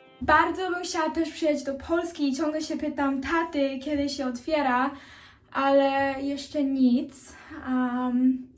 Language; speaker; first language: Polish; early bilingual, heritage; Polish